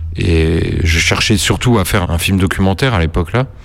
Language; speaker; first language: French; native; French